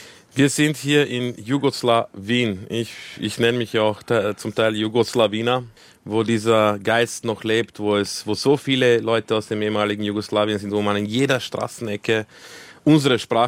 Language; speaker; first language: German; early bilingual, other home language; Croatian